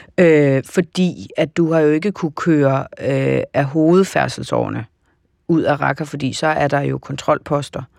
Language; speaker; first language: Danish; native; Danish